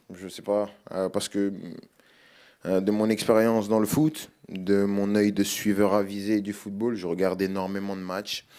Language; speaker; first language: French; native; French